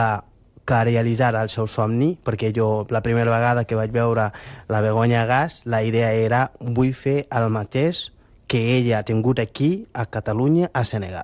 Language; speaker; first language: Catalan; non-native, fluent; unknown